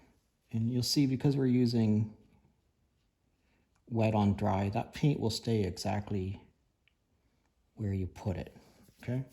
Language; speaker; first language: English; native; English